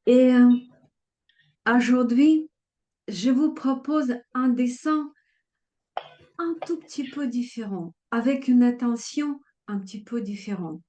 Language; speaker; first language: French; non-native, fluent; Russian